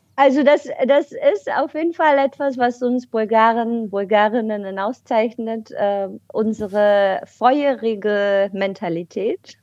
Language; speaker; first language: German; non-native, fluent; Bulgarian